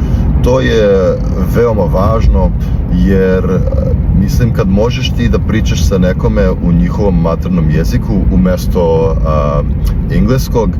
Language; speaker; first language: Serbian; early bilingual, heritage; Serbian